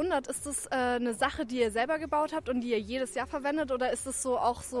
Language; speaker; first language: German; native; German